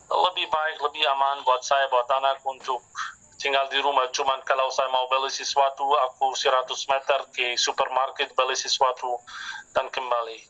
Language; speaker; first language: Indonesian; non-native, fluent; Arabic